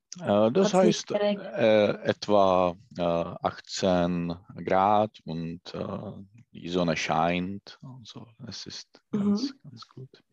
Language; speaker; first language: German; non-native, learner; Czech